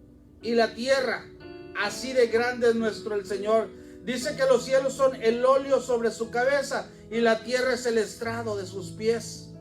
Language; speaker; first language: Spanish; native; Spanish